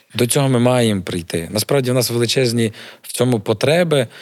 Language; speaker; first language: Ukrainian; native; Ukrainian